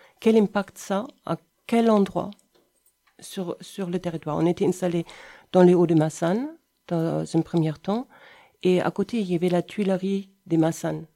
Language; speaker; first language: French; non-native, fluent; German